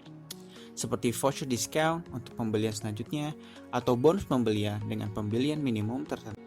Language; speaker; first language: Indonesian; native; Indonesian